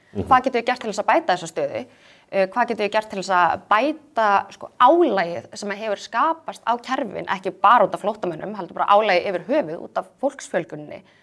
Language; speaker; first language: Icelandic; early bilingual, other home language; Kurdish